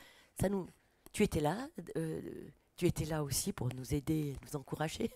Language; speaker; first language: French; native; French